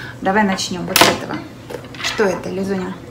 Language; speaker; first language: Russian; native; Russian